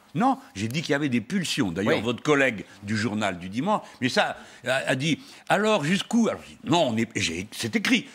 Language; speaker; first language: French; native; French